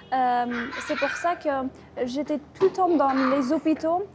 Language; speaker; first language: French; non-native, fluent; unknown